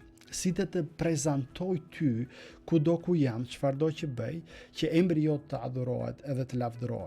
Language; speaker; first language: Albanian; native; Albanian